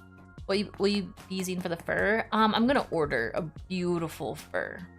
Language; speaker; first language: English; native; English